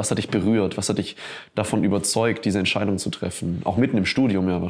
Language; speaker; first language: German; native; German